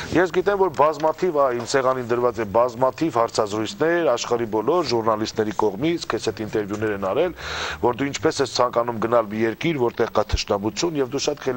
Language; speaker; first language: Armenian; native; Armenian